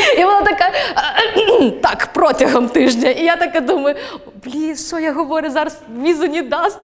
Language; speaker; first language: Ukrainian; non-native, fluent; Kazakh